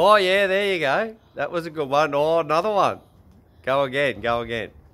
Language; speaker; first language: English; native; English